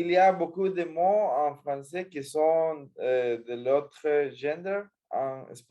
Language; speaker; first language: French; non-native, learner; Spanish